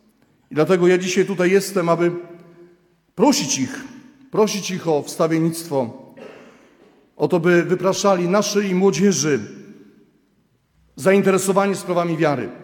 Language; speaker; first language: Polish; native; Polish